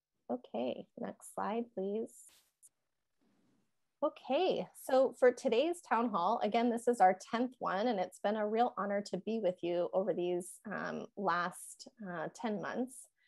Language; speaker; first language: English; native; English